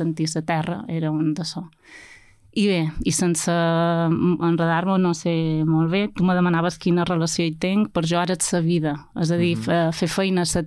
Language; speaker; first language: Catalan; native; Catalan